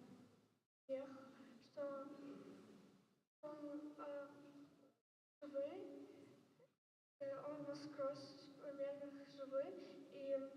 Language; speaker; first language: Russian; non-native, local second language; Belarusian